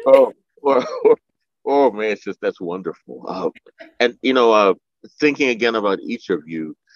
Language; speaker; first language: English; native; English